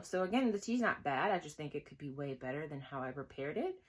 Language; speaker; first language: English; native; English